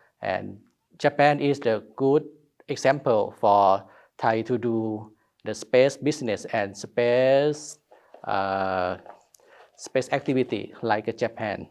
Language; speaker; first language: English; non-native, learner; Thai